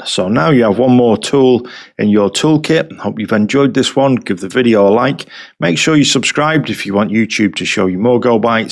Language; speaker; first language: English; native; English